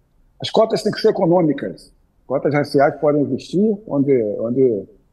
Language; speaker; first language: Portuguese; native; Portuguese